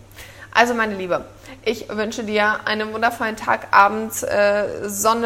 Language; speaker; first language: German; native; German